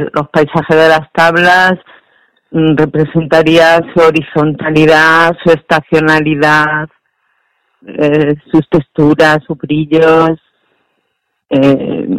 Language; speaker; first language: Spanish; native; Spanish